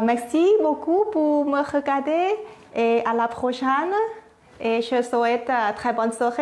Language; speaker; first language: French; non-native, learner; Thai